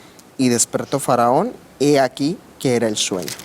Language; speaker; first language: Spanish; native; Spanish